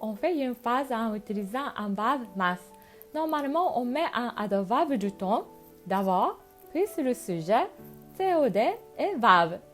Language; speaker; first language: French; non-native, fluent; Japanese